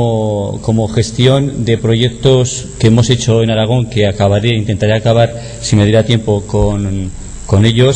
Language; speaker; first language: Spanish; native; Spanish